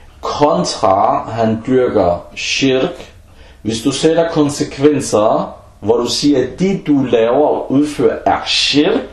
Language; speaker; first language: Danish; early bilingual, other home language; Arabic